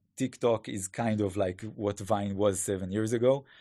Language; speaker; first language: English; non-native, fluent; Hebrew